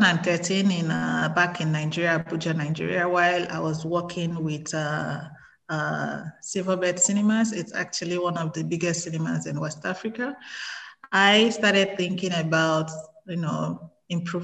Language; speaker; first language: English; non-native, local second language; Igbo